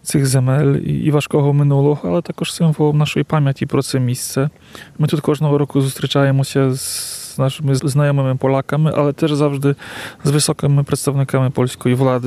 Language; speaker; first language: Ukrainian; early bilingual, heritage; Ukrainian